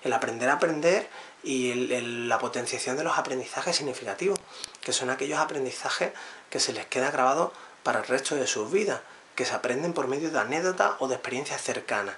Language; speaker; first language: Spanish; native; Spanish